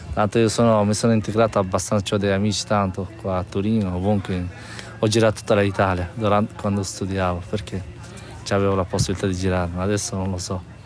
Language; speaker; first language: Italian; non-native, fluent; Persian